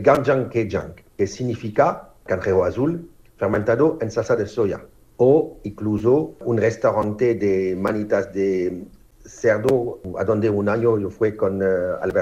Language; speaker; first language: Spanish; non-native, fluent; French